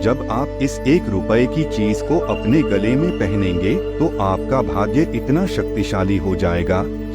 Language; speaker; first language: Hindi; native; Hindi